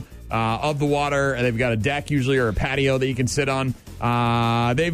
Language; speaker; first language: English; native; English